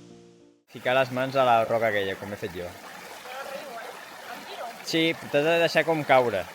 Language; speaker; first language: Catalan; native; Catalan